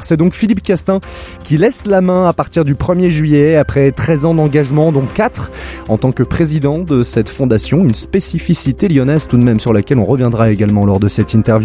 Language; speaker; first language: French; native; French